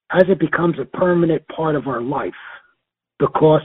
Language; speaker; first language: English; native; English